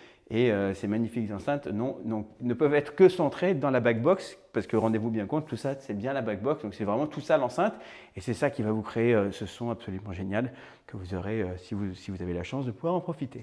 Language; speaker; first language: French; native; French